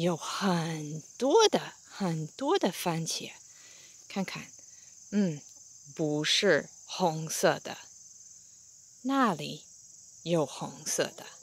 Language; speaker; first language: Chinese; non-native, fluent; English